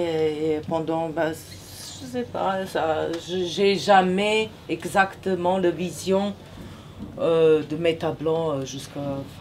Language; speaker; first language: French; non-native, fluent; Serbian